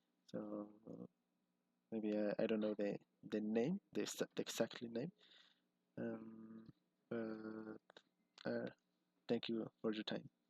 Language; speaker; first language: English; non-native, learner; Spanish